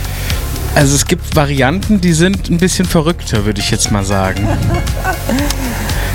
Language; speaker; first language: German; native; German